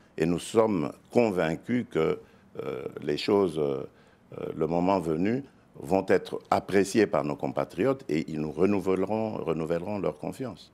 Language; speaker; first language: French; non-native, local second language; Luba-Lulua